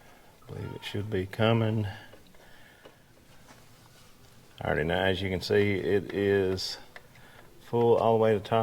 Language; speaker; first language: English; native; English